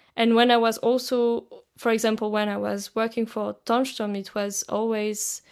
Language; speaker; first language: English; non-native, fluent; French